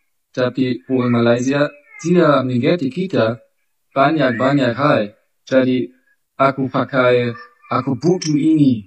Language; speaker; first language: Indonesian; non-native, learner; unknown